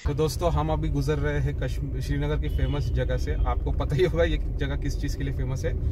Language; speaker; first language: Hindi; non-native, local second language; Marathi